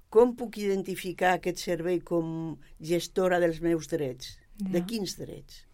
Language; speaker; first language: Catalan; non-native, local second language; Spanish